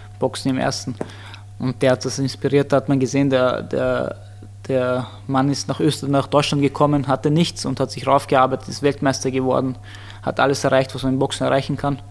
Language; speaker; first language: German; early bilingual, other home language; Armenian